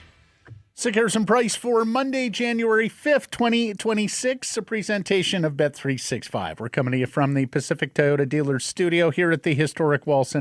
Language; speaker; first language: English; native; English